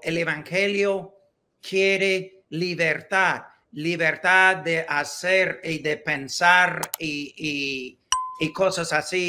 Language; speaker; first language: Spanish; non-native, learner; English